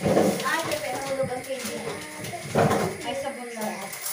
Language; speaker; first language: Turkish; non-native, learner; Filipino